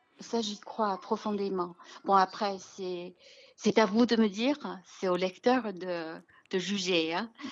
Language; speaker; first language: French; non-native, fluent; Chinese